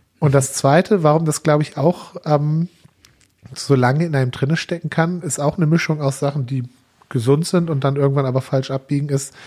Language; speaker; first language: German; native; German